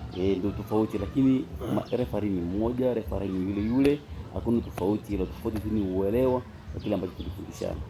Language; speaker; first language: Swahili; native; Swahili